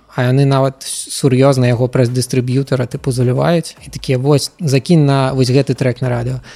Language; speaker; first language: Belarusian; non-native, local second language; Russian